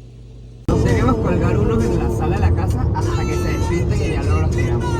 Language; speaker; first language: Spanish; native; Spanish